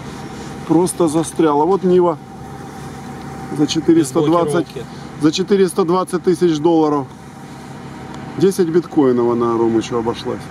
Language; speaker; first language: Russian; native; Russian